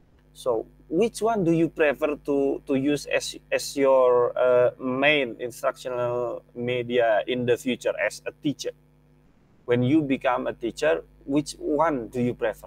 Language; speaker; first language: English; non-native, fluent; Indonesian